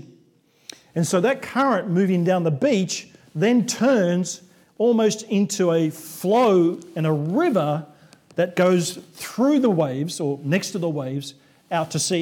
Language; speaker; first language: English; native; English